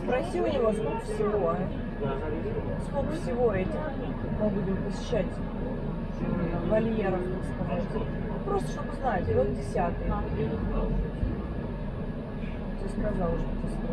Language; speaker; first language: Russian; native; Russian